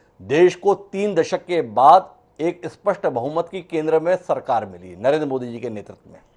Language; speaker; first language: Hindi; native; Hindi